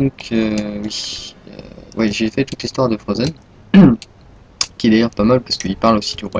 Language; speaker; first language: French; native; French